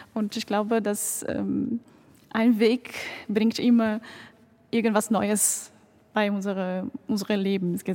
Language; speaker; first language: German; non-native, fluent; Portuguese